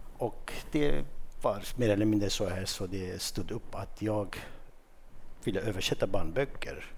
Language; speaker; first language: Swedish; non-native, fluent; Kurdish